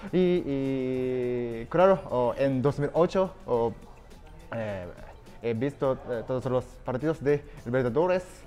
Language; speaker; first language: Spanish; non-native, fluent; Japanese